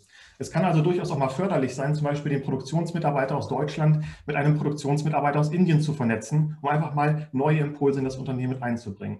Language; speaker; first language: German; native; German